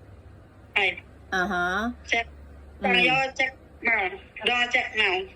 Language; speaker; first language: Cantonese; non-native, learner; Indonesian